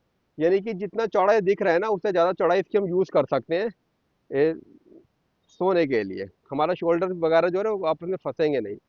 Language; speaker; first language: Hindi; native; Hindi